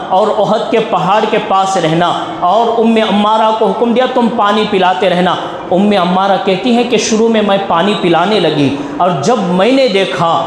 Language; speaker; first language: Urdu; native; Urdu